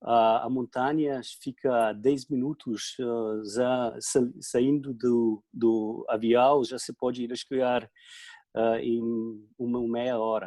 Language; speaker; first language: Portuguese; non-native, fluent; Slovenian